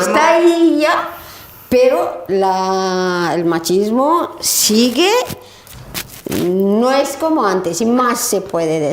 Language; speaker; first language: Spanish; non-native, learner; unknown